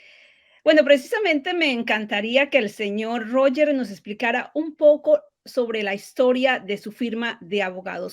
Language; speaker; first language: Spanish; native; Spanish